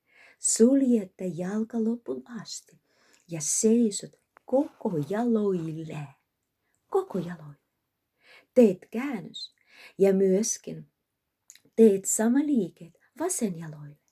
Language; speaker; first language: Finnish; non-native, learner; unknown